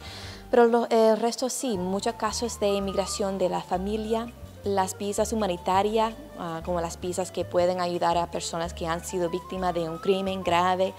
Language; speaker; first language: Spanish; non-native, fluent; English